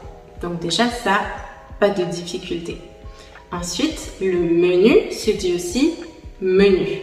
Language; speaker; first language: French; native; French